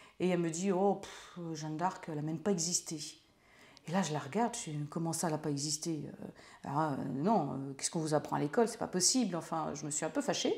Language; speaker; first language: French; native; French